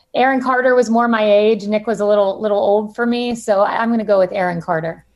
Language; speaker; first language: English; native; English